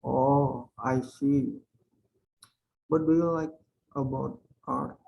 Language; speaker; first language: English; non-native, learner; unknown